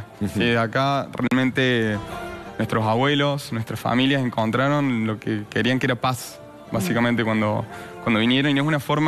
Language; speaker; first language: Spanish; native; Spanish